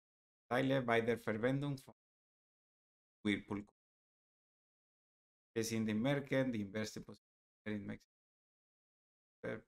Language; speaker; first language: German; non-native, learner; Spanish